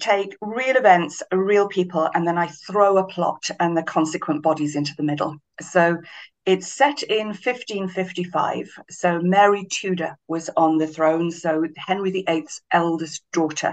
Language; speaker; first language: English; native; English